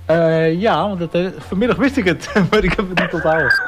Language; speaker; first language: Dutch; native; Dutch